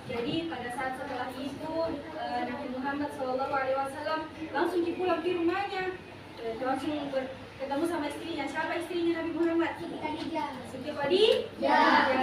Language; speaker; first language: Indonesian; native; Indonesian